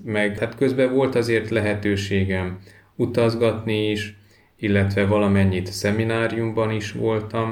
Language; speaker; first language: Hungarian; native; Hungarian